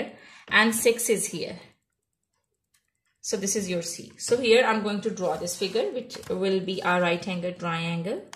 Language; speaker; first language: English; non-native, local second language; Urdu